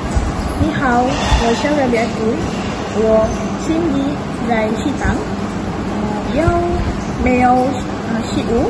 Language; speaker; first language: Chinese; non-native, learner; Malay